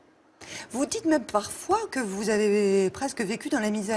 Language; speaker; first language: French; native; French